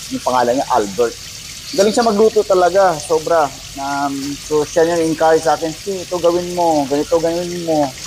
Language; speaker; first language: Filipino; non-native, local second language; Cebuano